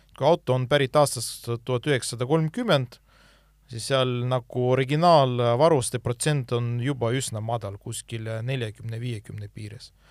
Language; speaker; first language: Estonian; non-native, local second language; Russian